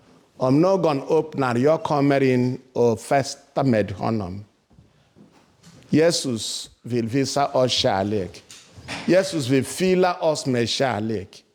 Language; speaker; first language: Swedish; non-native, fluent; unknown